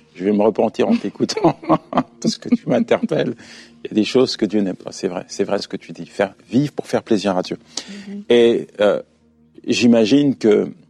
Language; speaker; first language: French; native; French